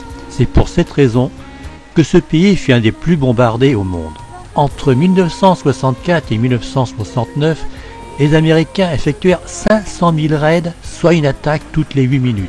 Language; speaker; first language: French; native; French